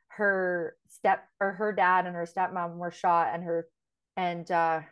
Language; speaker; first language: English; native; English